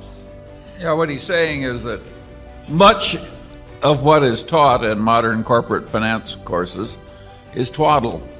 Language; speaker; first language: English; native; English